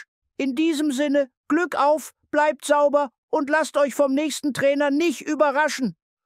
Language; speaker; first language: German; native; German